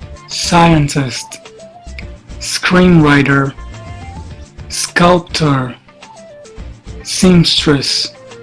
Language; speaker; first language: English; non-native, fluent; Portuguese